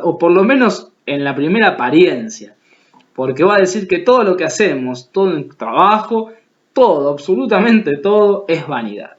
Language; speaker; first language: Spanish; native; Spanish